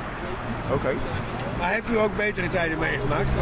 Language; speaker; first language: Dutch; native; Dutch